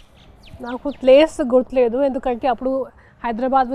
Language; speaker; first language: Telugu; non-native, local second language; Hindi